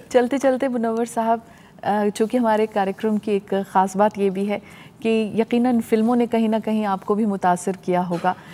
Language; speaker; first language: Hindi; native; Hindi